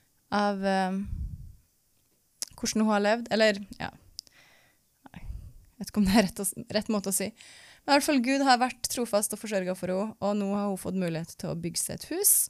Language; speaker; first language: Norwegian; native; Norwegian